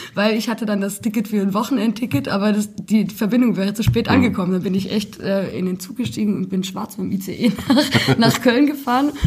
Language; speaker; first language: German; native; German